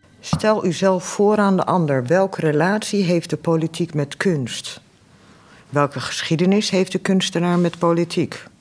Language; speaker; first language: Dutch; early bilingual, other home language; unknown